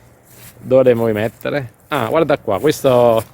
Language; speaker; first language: Italian; native; Italian